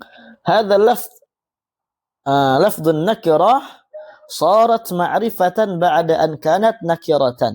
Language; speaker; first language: Arabic; non-native, fluent; Indonesian